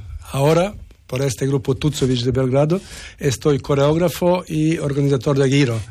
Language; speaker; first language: Spanish; non-native, learner; Serbian